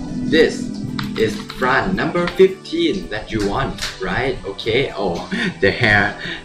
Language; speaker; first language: English; non-native, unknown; Thai